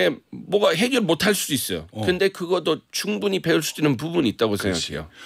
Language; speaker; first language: Korean; non-native, fluent; English